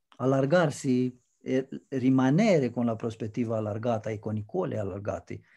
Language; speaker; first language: Italian; non-native, fluent; Romanian